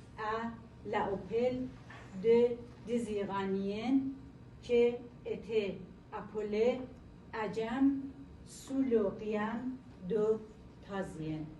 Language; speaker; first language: French; non-native, learner; Persian